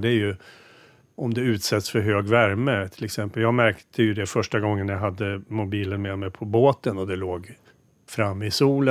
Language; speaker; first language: Swedish; native; Swedish